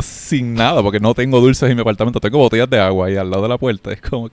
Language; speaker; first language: Spanish; early bilingual, heritage; Spanish